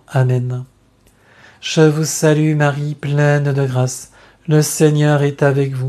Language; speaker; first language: French; native; French